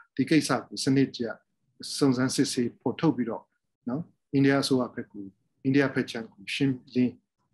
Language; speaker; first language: Burmese; non-native, local second language; Hakha Chin